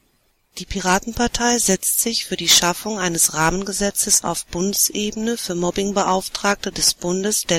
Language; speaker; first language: German; native; German